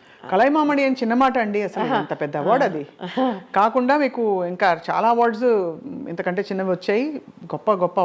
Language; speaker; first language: Telugu; native; Telugu